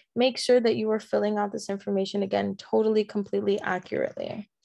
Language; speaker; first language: English; early bilingual, other home language; Spanish